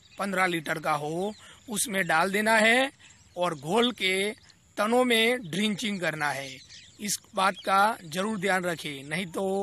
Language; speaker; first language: Hindi; non-native, local second language; Gujarati